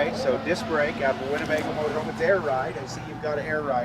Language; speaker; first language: English; native; English